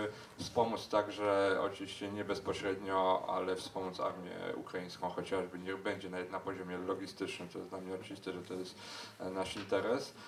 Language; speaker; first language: Polish; native; Polish